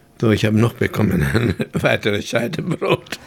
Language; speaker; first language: German; early bilingual, heritage; German